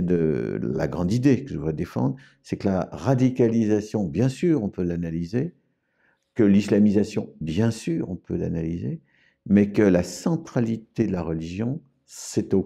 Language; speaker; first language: French; native; French